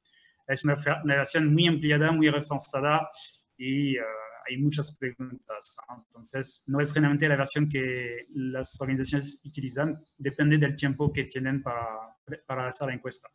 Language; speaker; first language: Spanish; non-native, fluent; French